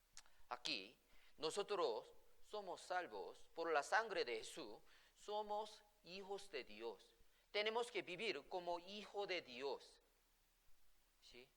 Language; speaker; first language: Spanish; non-native, fluent; Korean